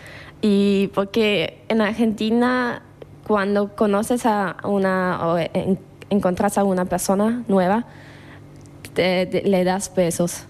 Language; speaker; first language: Spanish; non-native, fluent; German